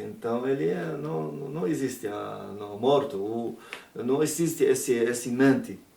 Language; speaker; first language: Portuguese; non-native, learner; Arabic